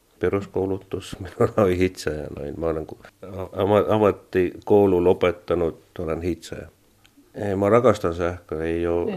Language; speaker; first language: Finnish; non-native, learner; Estonian